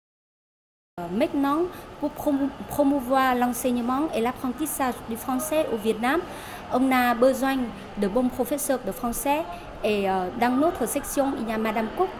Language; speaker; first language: French; non-native, fluent; Vietnamese